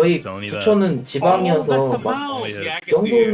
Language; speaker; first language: Korean; native; Korean